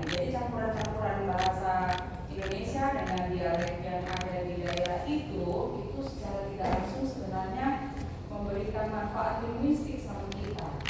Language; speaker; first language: Indonesian; non-native, local second language; Javanese